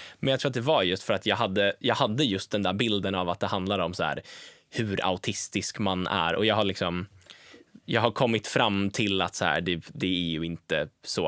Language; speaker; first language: Swedish; native; Swedish